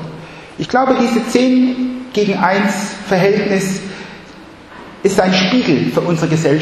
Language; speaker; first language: German; non-native, fluent; Chinese